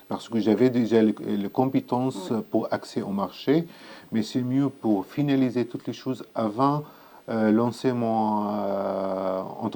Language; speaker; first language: French; non-native, learner; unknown